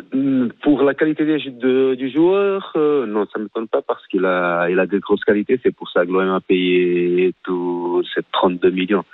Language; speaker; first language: French; non-native, fluent; Portuguese